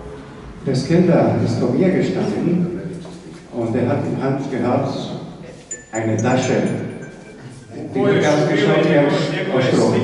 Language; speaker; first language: German; non-native, fluent; Slovenian